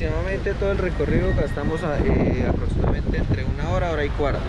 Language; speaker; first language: Spanish; native; Spanish